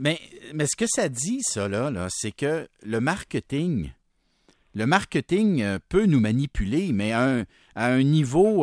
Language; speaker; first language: French; native; French